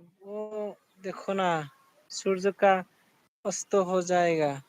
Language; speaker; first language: Hindi; non-native, learner; Bangla